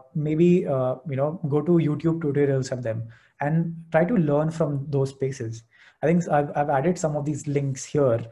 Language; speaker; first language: English; non-native, local second language; Hindi